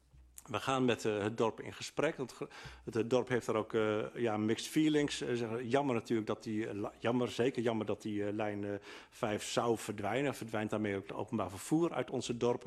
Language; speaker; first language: Dutch; native; Dutch